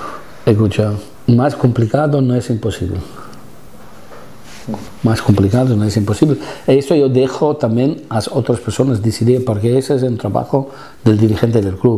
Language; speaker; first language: Spanish; non-native, fluent; Italian